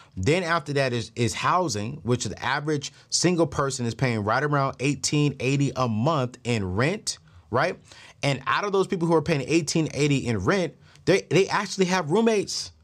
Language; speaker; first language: English; native; English